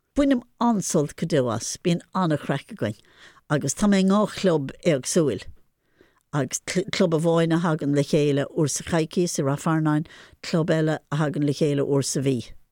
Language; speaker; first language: Irish; non-native, local second language; English